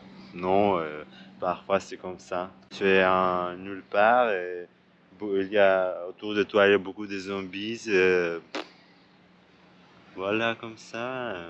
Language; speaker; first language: French; non-native, fluent; Russian